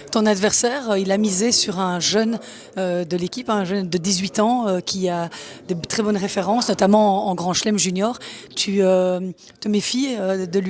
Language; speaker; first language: French; native; French